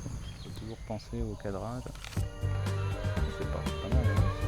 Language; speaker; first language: French; native; French